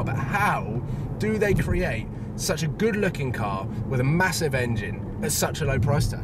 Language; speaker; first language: English; native; English